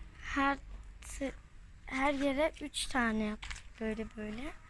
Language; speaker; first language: Turkish; early bilingual, heritage; Turkish